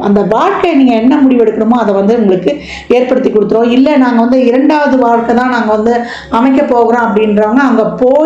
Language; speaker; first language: Tamil; native; Tamil